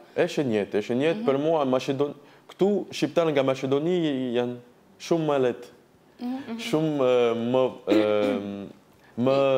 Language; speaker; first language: Albanian; non-native, learner; French